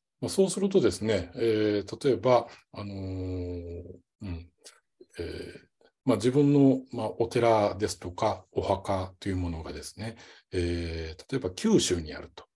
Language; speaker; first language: Japanese; native; Japanese